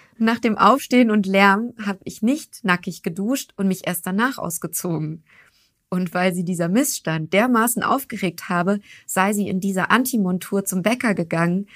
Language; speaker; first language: German; early bilingual, other home language; Turkish